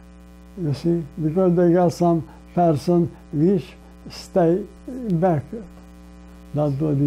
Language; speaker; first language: English; non-native, learner; Polish